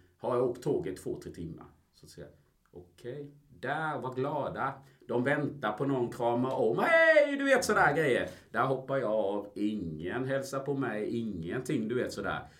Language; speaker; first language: Swedish; early bilingual, other home language; Spanish